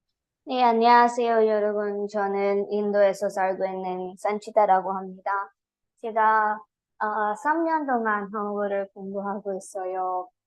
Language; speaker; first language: Korean; non-native, learner; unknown